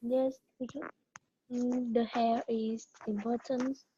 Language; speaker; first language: English; non-native, learner; Vietnamese